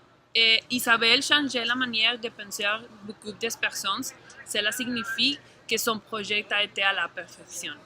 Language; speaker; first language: French; non-native, learner; Spanish